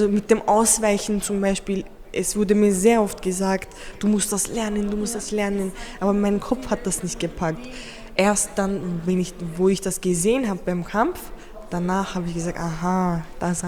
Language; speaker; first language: German; early bilingual, other home language; Turkish